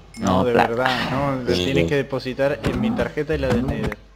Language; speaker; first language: Spanish; native; Spanish